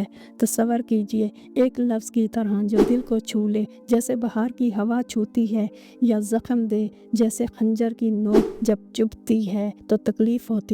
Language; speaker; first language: Hindi; native; Hindi